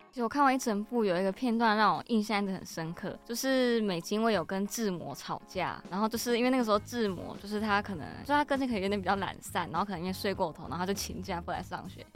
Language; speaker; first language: Chinese; native; Chinese